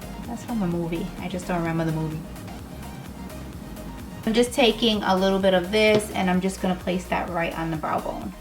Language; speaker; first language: English; native; English